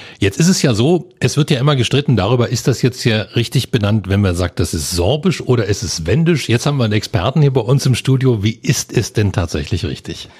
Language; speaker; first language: German; native; German